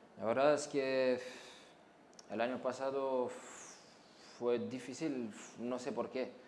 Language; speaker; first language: Spanish; non-native, learner; French